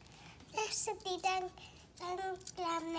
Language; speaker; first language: Vietnamese; early bilingual, heritage; Vietnamese